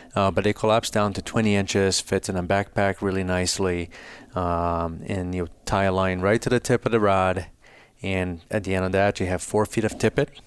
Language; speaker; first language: English; early bilingual, other home language; Portuguese